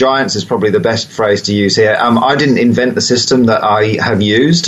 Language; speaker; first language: English; native; English